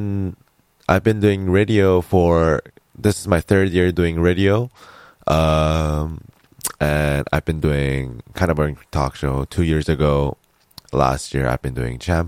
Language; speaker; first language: English; non-native, fluent; Korean